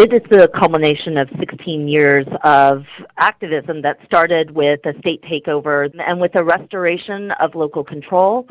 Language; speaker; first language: English; native; English